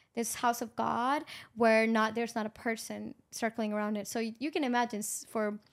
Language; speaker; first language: English; non-native, local second language; Urdu